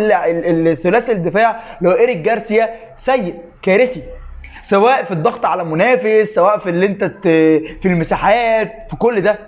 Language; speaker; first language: Arabic; native; Arabic